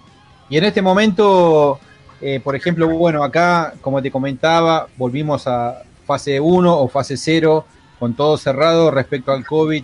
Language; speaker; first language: Spanish; native; Spanish